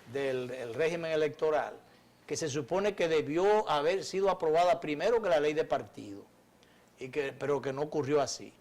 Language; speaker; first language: Spanish; native; Spanish